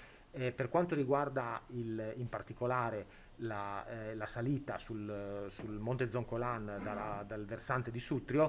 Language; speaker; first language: Italian; native; Italian